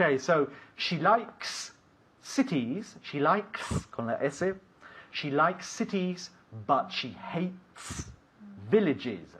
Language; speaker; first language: English; non-native, fluent; Spanish